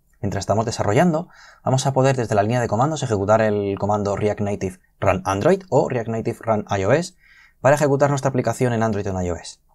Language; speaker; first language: Spanish; native; Spanish